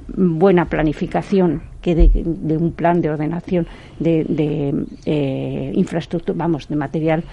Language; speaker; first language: Spanish; native; Spanish